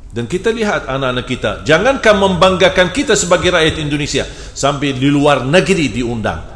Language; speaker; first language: Indonesian; non-native, fluent; Arabic